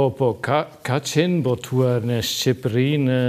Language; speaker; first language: Albanian; non-native, learner; German